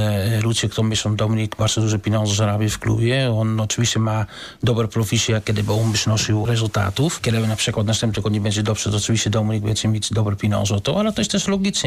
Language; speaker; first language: Polish; non-native, learner; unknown